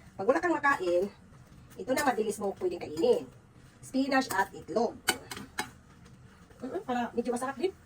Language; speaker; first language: Filipino; non-native, local second language; Cebuano